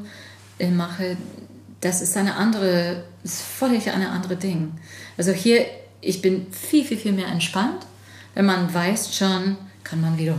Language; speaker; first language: German; non-native, fluent; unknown